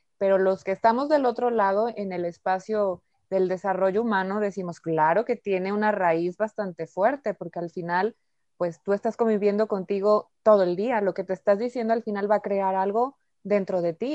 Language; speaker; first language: Spanish; native; Spanish